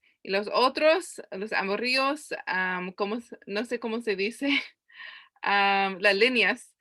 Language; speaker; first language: Spanish; non-native, learner; English